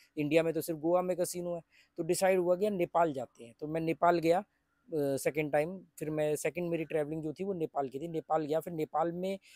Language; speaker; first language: Hindi; native; Hindi